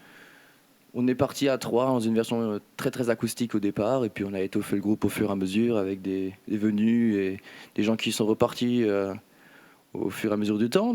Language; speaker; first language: French; native; French